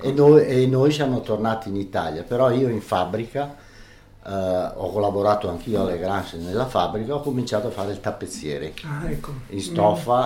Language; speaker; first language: Italian; early bilingual, other home language; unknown